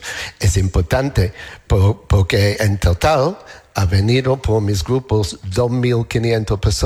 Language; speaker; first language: Spanish; non-native, learner; English